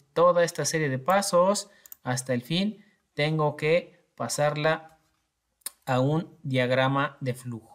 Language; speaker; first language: Spanish; native; Spanish